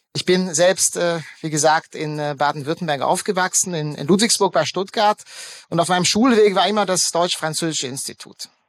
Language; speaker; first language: German; early bilingual, other home language; Hungarian